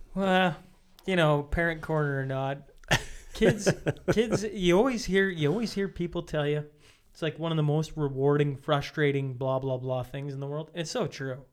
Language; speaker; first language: English; native; English